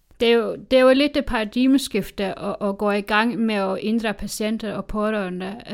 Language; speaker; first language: Danish; native; Danish